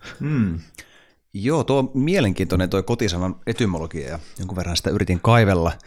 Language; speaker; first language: Finnish; native; Finnish